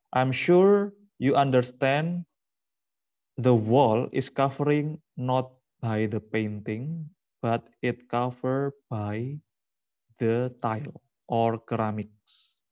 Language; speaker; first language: English; non-native, fluent; Indonesian